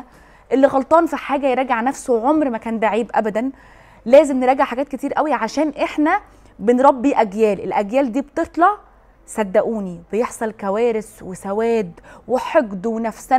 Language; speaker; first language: Arabic; native; Arabic